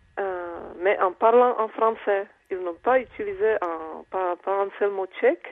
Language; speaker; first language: French; non-native, fluent; Czech